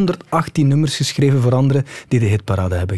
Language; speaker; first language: Dutch; native; Dutch